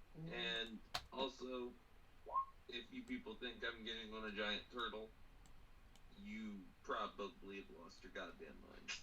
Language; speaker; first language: English; native; English